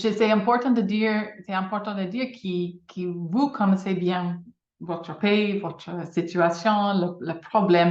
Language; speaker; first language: French; non-native, fluent; English